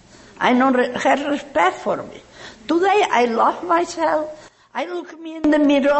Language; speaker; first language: English; non-native, learner; Catalan